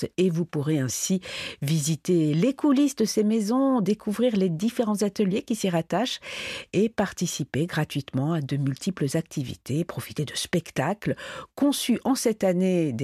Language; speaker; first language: French; native; French